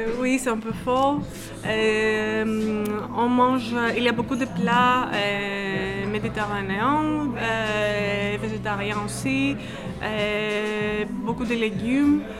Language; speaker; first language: French; non-native, fluent; Greek